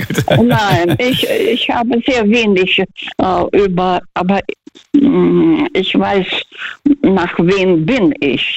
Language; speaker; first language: German; non-native, fluent; Russian